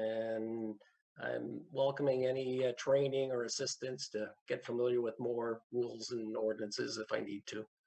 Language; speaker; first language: English; native; English